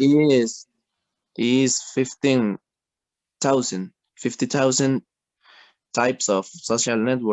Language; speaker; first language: English; non-native, learner; Spanish